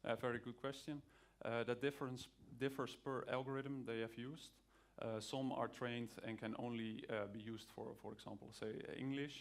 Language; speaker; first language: English; non-native, fluent; Dutch